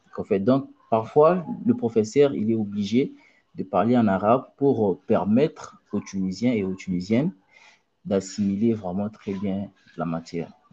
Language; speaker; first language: French; non-native, local second language; Luba-Lulua